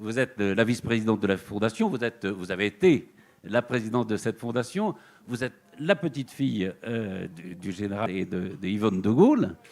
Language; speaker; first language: French; native; French